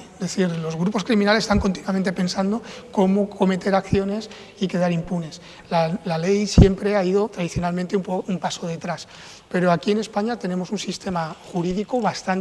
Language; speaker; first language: Spanish; native; Spanish